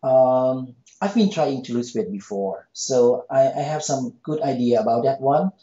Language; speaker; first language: English; non-native, fluent; Thai